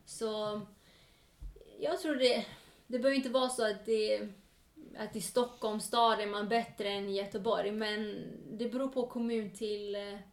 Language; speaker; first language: Swedish; early bilingual, other home language; Kurdish